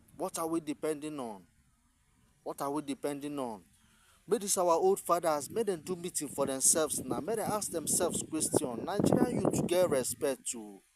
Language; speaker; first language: Nigerian Pidgin; non-native, local second language; Igbo